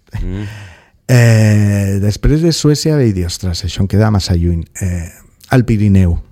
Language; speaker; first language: Catalan; non-native, local second language; Spanish